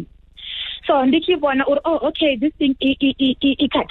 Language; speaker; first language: English; non-native, local second language; Venda